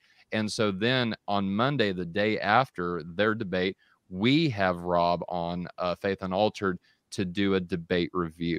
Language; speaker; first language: English; native; English